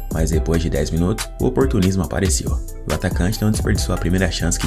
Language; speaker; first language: Portuguese; native; Portuguese